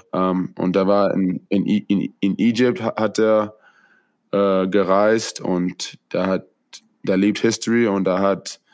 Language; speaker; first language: German; non-native, fluent; English